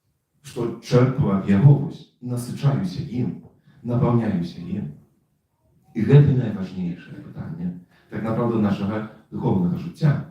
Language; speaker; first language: Polish; non-native, learner; Russian